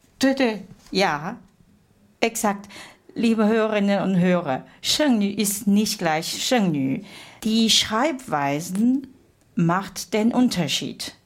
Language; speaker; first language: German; non-native, fluent; Chinese